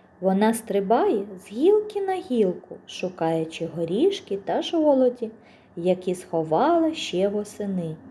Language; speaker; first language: Ukrainian; native; Ukrainian